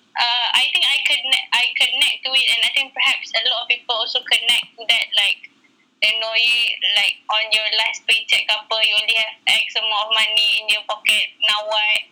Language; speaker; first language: English; non-native, local second language; Malay